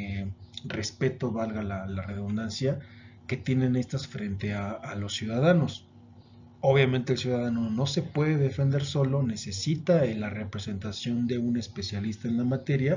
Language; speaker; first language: Spanish; native; Spanish